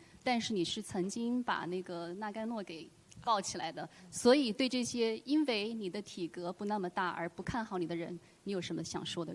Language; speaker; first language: Chinese; native; Chinese